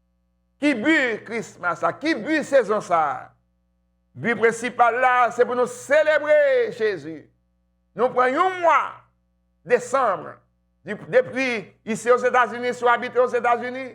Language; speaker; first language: French; non-native, local second language; Haitian Creole